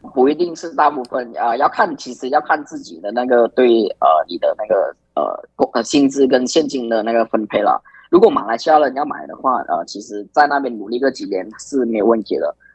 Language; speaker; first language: Chinese; native; Chinese